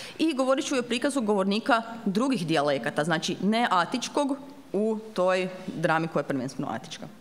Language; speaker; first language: Croatian; native; Croatian